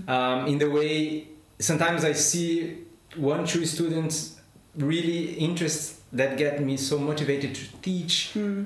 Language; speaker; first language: English; non-native, fluent; Portuguese